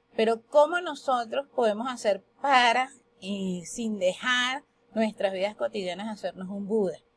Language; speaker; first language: Spanish; native; Spanish